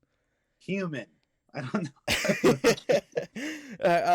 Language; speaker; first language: English; native; English